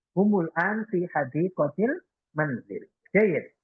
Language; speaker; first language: Arabic; non-native, fluent; Indonesian